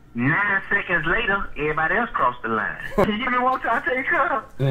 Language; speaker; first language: English; native; English